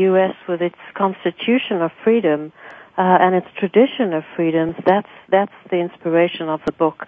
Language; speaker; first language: English; native; English